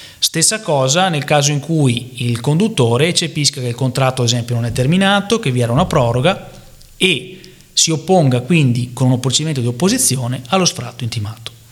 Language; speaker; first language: Italian; native; Italian